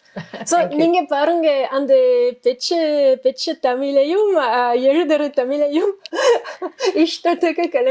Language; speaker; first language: Tamil; non-native, fluent; Spanish